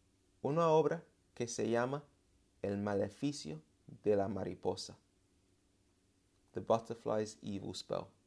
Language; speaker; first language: Spanish; non-native, fluent; English